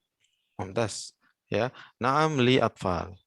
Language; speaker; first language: Arabic; non-native, fluent; Indonesian